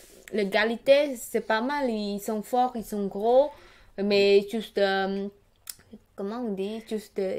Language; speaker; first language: French; non-native, learner; Khmer